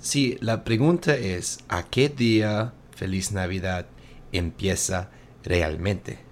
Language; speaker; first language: Spanish; non-native, learner; German